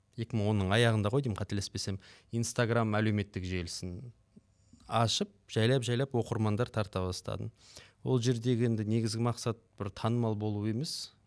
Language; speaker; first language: Kazakh; native; Kazakh